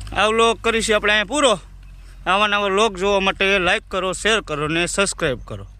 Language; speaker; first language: Gujarati; native; Gujarati